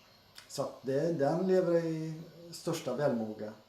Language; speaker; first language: Swedish; native; Swedish